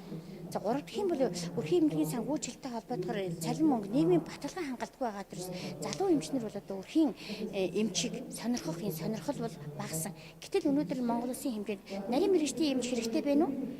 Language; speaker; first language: Mongolian; native; Mongolian